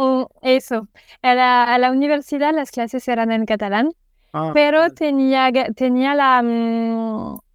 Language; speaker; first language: Spanish; non-native, learner; French